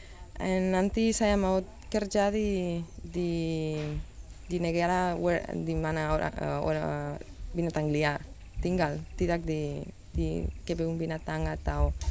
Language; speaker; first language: Indonesian; non-native, learner; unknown